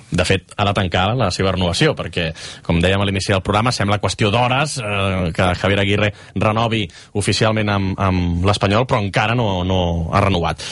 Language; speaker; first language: Catalan; native; Catalan